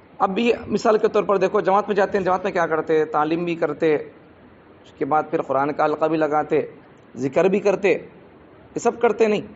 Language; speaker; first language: Urdu; native; Urdu